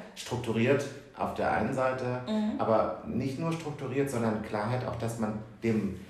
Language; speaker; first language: German; native; German